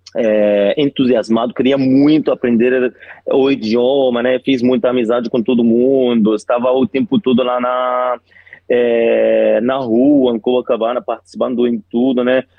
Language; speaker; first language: Portuguese; non-native, fluent; Arabic